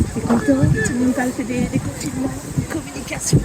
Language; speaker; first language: French; native; French